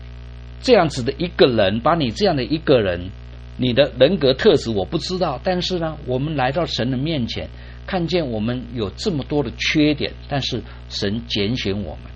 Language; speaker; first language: Chinese; native; Chinese